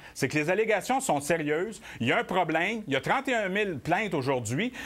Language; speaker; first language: French; native; French